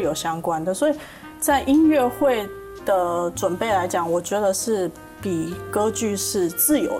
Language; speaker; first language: Chinese; native; Chinese